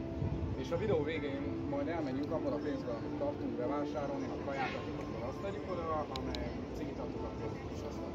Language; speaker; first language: Hungarian; native; Hungarian